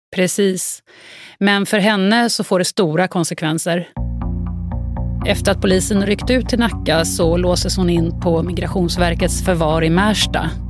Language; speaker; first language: Swedish; native; Swedish